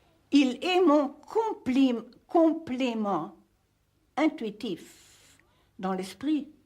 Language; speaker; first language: French; non-native, fluent; Hungarian